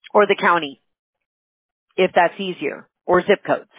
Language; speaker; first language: English; early bilingual, other home language; Spanish